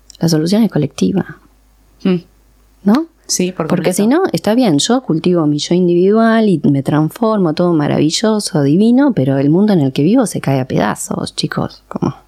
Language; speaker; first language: Spanish; early bilingual, other home language; Persian